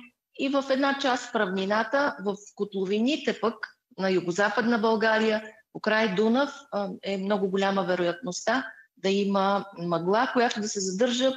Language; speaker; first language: Bulgarian; native; Bulgarian